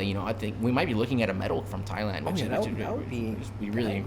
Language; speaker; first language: English; native; English